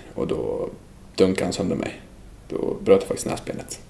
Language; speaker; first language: Swedish; early bilingual, other home language; Serbian